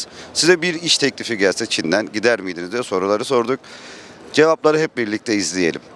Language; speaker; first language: Turkish; native; Turkish